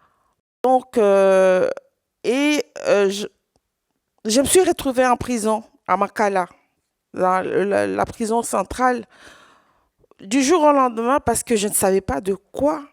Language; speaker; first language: French; non-native, local second language; Swahili